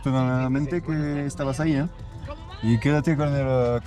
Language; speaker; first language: Spanish; non-native, learner; French